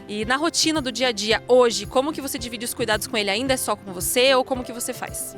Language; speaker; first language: Portuguese; native; Portuguese